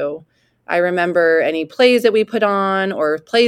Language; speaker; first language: English; native; English